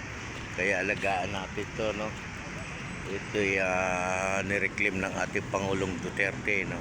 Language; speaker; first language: Filipino; native; Filipino